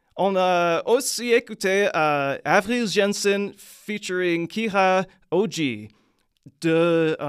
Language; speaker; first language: French; non-native, learner; English